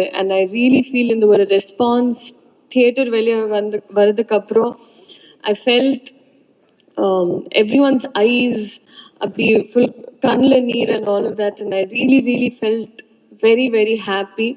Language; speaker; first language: Tamil; non-native, fluent; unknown